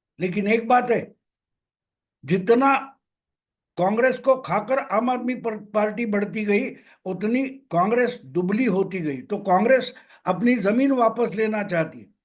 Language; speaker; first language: Hindi; non-native, local second language; Marathi